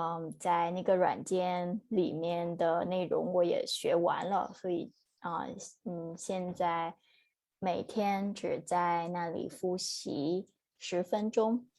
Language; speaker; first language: Chinese; non-native, fluent; Vietnamese